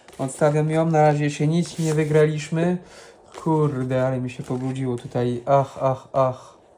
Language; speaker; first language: Polish; non-native, fluent; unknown